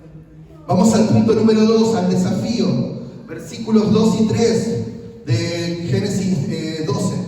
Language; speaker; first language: Spanish; native; Spanish